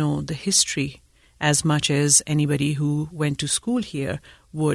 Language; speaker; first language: English; non-native, local second language; Urdu